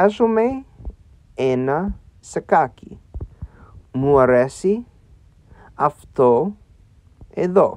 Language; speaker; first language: Greek; non-native, learner; English